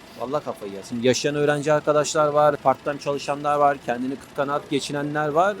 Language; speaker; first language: Turkish; native; Turkish